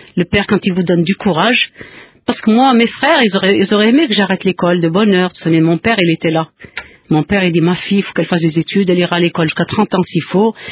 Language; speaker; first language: French; non-native, local second language; Kabyle